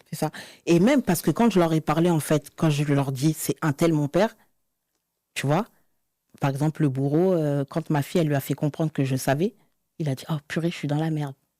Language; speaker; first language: French; native; French